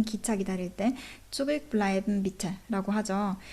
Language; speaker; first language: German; non-native, fluent; Korean